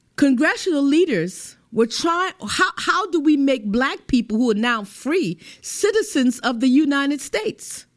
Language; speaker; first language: English; native; English